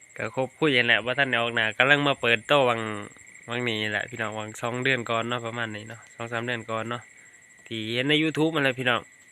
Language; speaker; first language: Thai; native; Thai